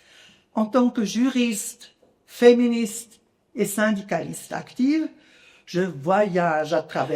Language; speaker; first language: French; non-native, local second language; German